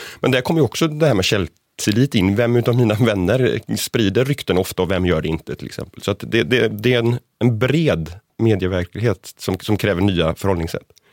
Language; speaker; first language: Swedish; native; Swedish